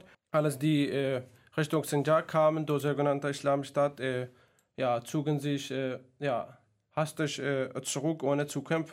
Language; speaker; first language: German; non-native, fluent; Kurdish